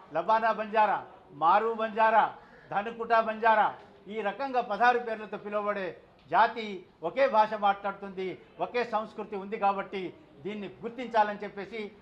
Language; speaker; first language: Telugu; non-native, local second language; Lambadi